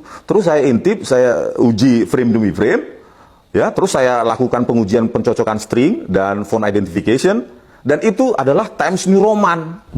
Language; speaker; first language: Indonesian; native; Indonesian